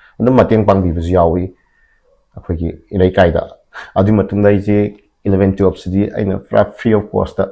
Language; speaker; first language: Manipuri; native; Manipuri